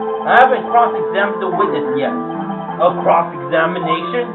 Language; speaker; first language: English; native; English